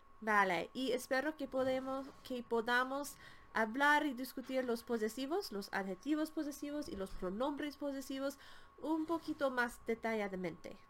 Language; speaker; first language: Spanish; non-native, fluent; English